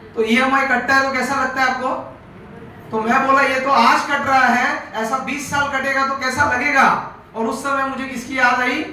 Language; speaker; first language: Hindi; non-native, local second language; Marathi